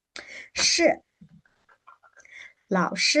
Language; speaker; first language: Chinese; non-native, fluent; Burmese